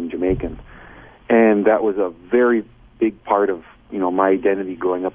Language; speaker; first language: English; native; English